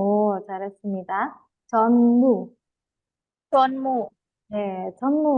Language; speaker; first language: Korean; non-native, fluent; Indonesian